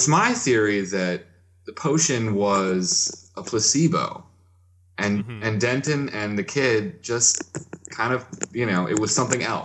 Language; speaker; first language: English; native; English